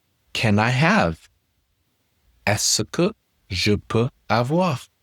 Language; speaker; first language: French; non-native, learner; English